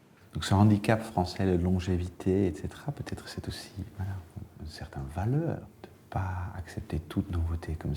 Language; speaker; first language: French; non-native, learner; Arabic